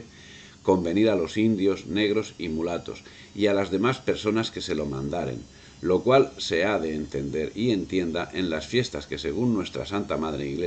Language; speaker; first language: Spanish; native; Spanish